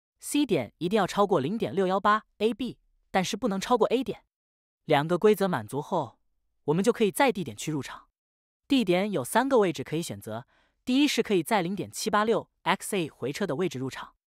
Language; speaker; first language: Chinese; native; Chinese